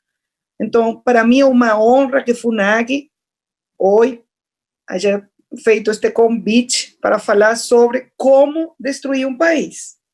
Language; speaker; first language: Portuguese; non-native, fluent; Spanish